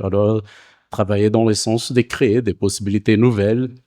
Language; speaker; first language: French; non-native, fluent; Portuguese